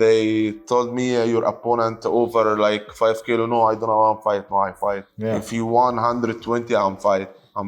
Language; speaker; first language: English; non-native, learner; Arabic